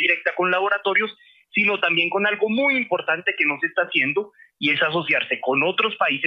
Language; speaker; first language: Spanish; native; Spanish